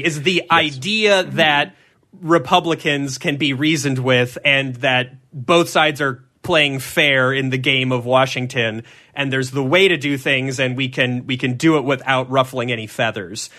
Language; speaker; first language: English; native; English